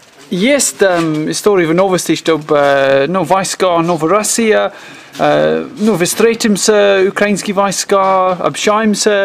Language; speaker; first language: Russian; non-native, learner; English